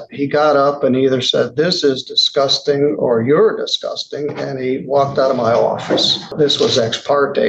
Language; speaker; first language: English; native; English